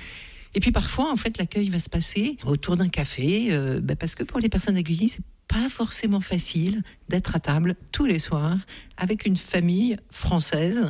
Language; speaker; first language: French; native; French